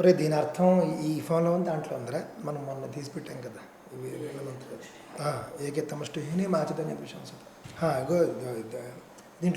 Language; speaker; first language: Telugu; native; Telugu